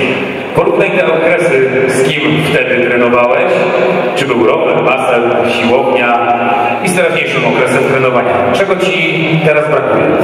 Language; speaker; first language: Polish; native; Polish